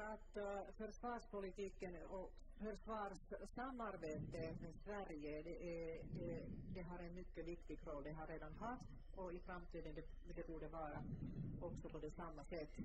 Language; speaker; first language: Swedish; non-native, local second language; Finnish